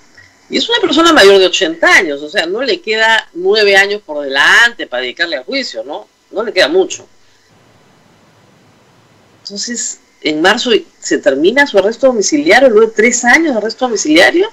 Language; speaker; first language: Spanish; native; Spanish